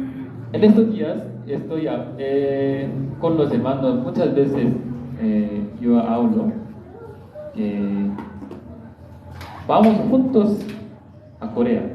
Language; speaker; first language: Spanish; non-native, learner; Korean